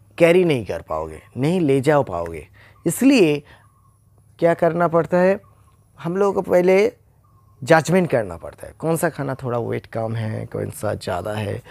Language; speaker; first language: Hindi; non-native, local second language; Bangla